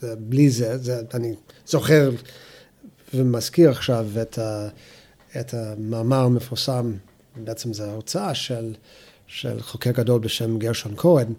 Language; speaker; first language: Hebrew; non-native, fluent; English